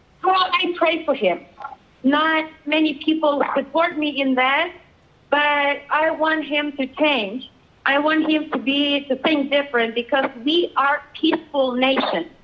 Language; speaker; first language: English; non-native, fluent; Ukrainian